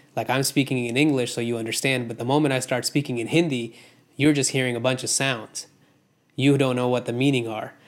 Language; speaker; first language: English; non-native, local second language; Hindi